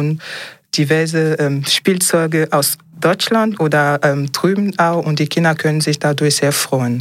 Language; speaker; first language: German; non-native, fluent; French